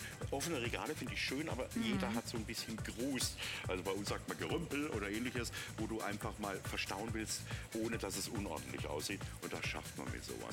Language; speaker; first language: German; native; German